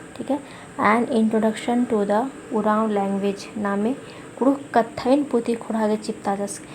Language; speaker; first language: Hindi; non-native, local second language; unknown